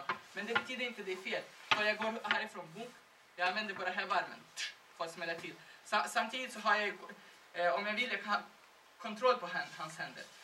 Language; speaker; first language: Swedish; non-native, fluent; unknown